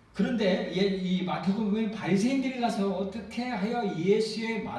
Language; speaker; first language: Korean; native; Korean